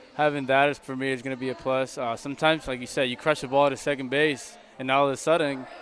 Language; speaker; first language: English; non-native, fluent; Spanish